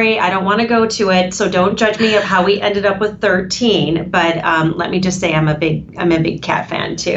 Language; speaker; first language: English; native; English